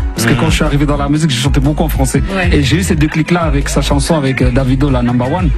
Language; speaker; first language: French; non-native, local second language; Ngazidja Comorian